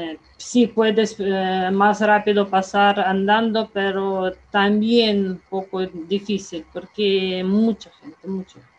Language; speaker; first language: Spanish; non-native, fluent; Ukrainian